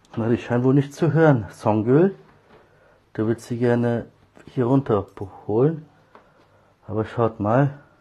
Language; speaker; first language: German; early bilingual, other home language; Turkish